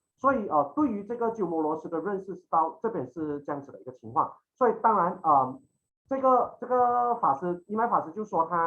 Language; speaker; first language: Chinese; native; Chinese